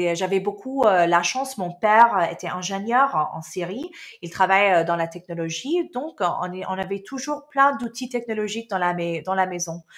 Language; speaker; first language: French; non-native, local second language; Arabic